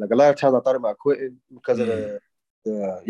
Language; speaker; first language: English; native; English